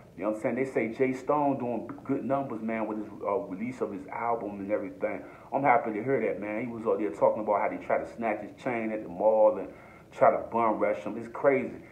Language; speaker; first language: English; native; English